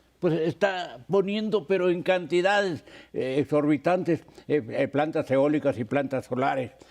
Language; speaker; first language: Spanish; native; Spanish